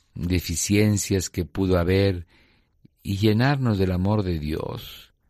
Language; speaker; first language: Spanish; native; Spanish